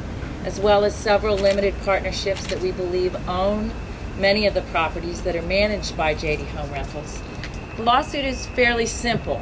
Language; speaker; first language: English; native; English